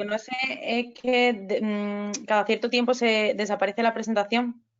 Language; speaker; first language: Spanish; native; Spanish